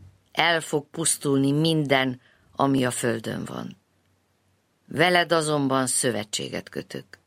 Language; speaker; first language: Hungarian; native; Hungarian